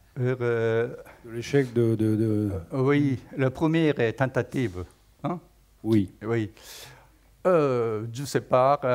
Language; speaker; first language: French; non-native, fluent; Japanese